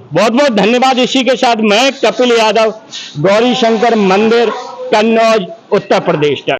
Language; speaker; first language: Hindi; native; Hindi